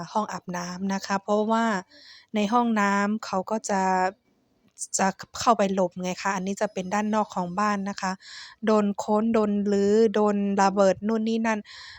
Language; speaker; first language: Thai; non-native, local second language; Shan